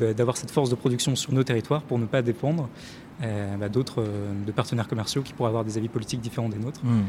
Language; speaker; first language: French; native; French